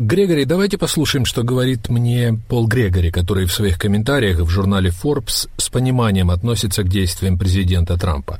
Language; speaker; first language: Russian; native; Russian